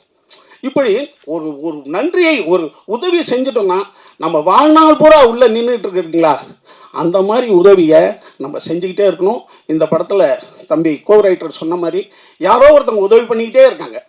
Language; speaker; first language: Tamil; native; Tamil